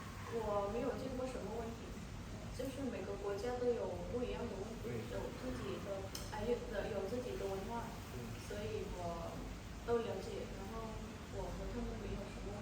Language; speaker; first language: Chinese; non-native, learner; Vietnamese